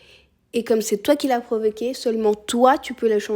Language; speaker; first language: French; early bilingual, other home language; Spanish